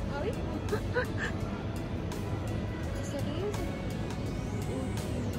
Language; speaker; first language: French; non-native, fluent; English